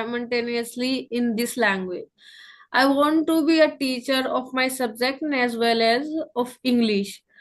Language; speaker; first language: English; non-native, local second language; Hindi